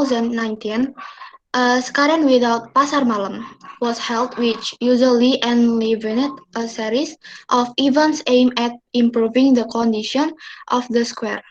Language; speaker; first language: English; non-native, learner; Indonesian